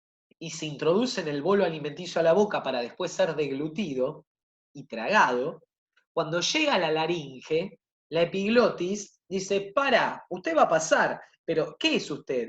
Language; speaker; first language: Spanish; native; Spanish